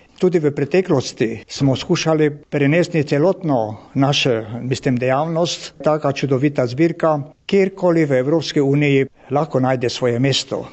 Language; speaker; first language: Slovenian; native; Slovenian